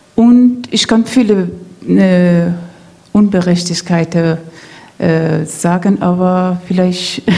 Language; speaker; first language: German; non-native, fluent; Persian